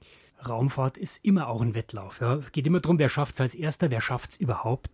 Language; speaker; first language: German; native; German